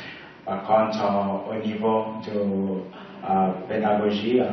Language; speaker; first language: French; non-native, fluent; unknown